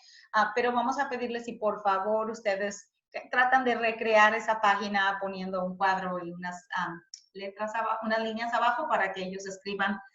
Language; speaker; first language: Spanish; early bilingual, heritage; Spanish